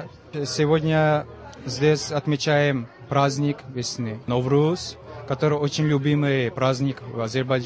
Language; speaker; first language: Russian; non-native, fluent; Azerbaijani